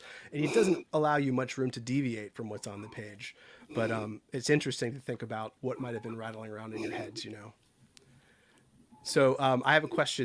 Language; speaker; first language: English; native; English